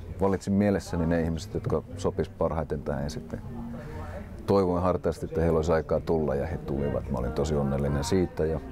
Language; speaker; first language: Finnish; native; Finnish